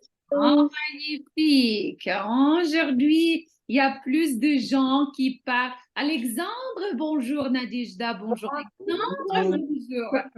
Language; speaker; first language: French; non-native, fluent; Ukrainian